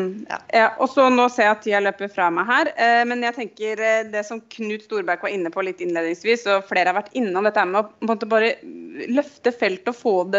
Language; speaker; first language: Norwegian; native; Norwegian